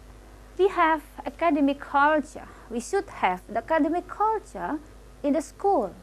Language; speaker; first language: English; non-native, local second language; Indonesian